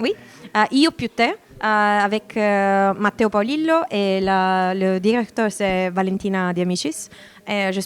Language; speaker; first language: French; non-native, learner; Italian